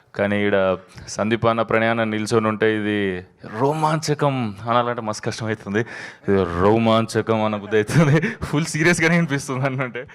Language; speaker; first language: Telugu; native; Telugu